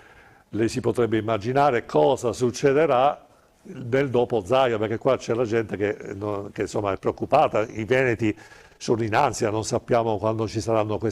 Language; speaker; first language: Italian; native; Italian